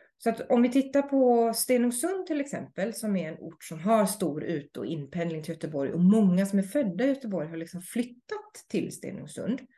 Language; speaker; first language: Swedish; native; Swedish